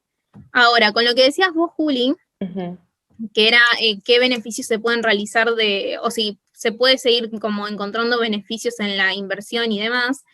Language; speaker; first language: Spanish; native; Spanish